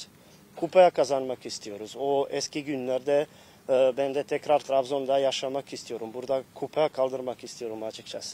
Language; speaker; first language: Turkish; non-native, fluent; Bosnian